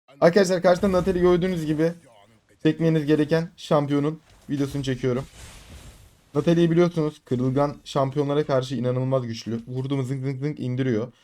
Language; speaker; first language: Turkish; native; Turkish